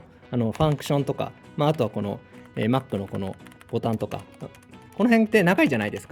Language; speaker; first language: Japanese; native; Japanese